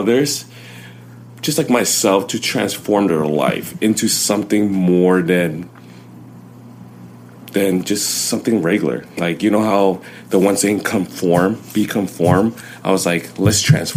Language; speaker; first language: English; early bilingual, other home language; Vietnamese